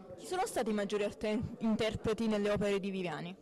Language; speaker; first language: Italian; native; Italian